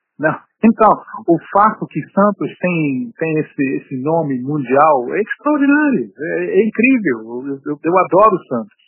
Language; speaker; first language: Portuguese; non-native, fluent; English